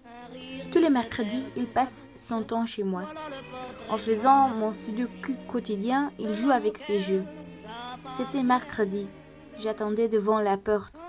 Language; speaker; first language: French; non-native, learner; Dutch